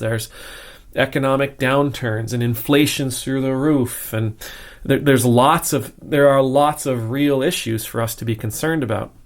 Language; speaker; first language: English; native; English